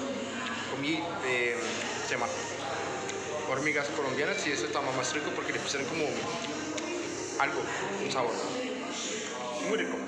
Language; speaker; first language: Spanish; non-native, fluent; French